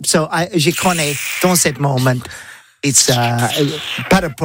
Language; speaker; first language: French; non-native, learner; English